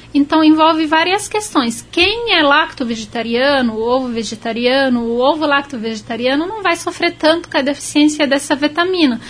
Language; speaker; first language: Portuguese; non-native, fluent; Arabic